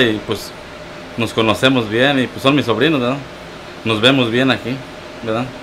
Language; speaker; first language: Spanish; native; Spanish